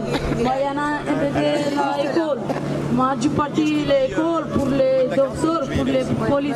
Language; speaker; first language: French; non-native, learner; Romanian